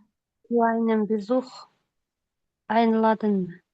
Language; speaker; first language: German; non-native, learner; Kyrgyz